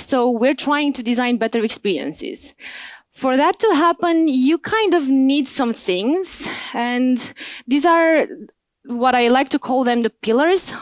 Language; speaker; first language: English; non-native, fluent; Romanian